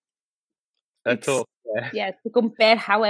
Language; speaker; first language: English; non-native, fluent; Spanish